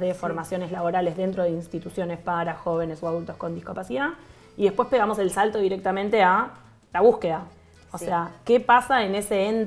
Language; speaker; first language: Spanish; native; Spanish